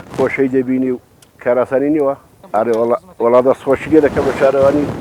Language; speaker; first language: Central Kurdish; native; Central Kurdish